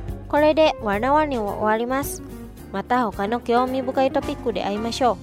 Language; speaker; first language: Japanese; non-native, fluent; Indonesian